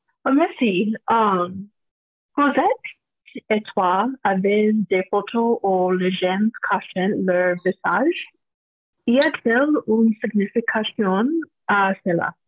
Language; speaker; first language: French; non-native, fluent; English